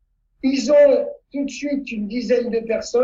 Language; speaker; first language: French; non-native, fluent; Italian